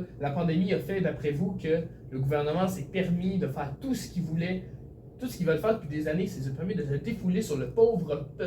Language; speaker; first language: French; native; French